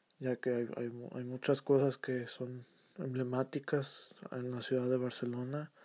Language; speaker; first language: Spanish; early bilingual, heritage; Spanish